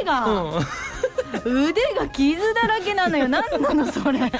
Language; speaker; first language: Japanese; native; Japanese